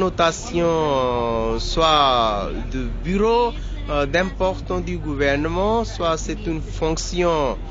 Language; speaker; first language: French; non-native, learner; Hindi